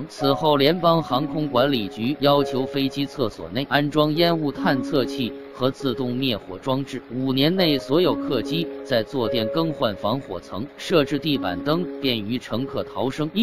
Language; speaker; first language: Chinese; native; Chinese